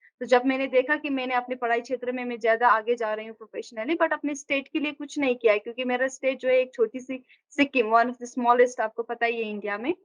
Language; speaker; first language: Hindi; non-native, local second language; Nepali